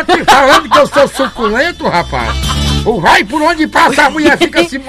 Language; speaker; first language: Portuguese; native; Portuguese